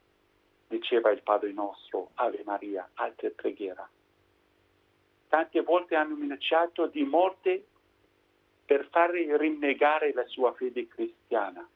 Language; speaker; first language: Italian; non-native, fluent; Arabic